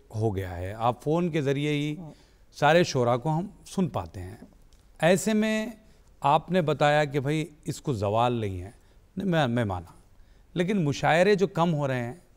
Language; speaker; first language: Urdu; native; Urdu